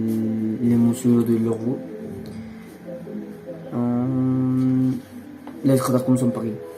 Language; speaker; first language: French; non-native, learner; Spanish